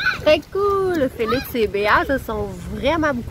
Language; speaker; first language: French; native; French